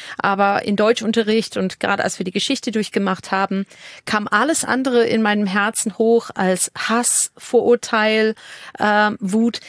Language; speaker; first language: German; non-native, fluent; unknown